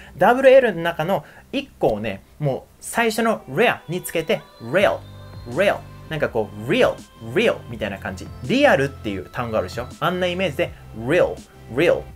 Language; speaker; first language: Japanese; native; Japanese